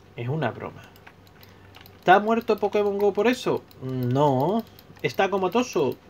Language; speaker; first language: Spanish; native; Spanish